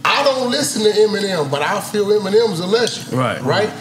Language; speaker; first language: English; native; English